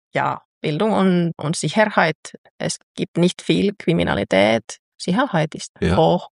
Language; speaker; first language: German; non-native, learner; Finnish